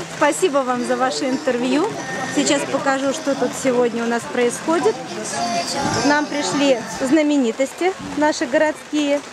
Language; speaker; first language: Russian; native; Russian